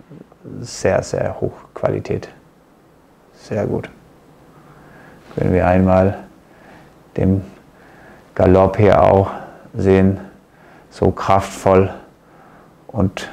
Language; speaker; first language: German; non-native, fluent; Danish